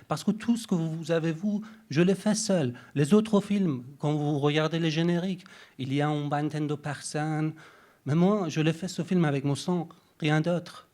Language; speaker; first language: French; non-native, fluent; Persian